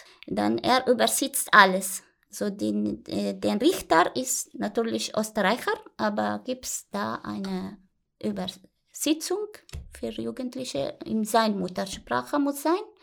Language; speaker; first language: German; non-native, learner; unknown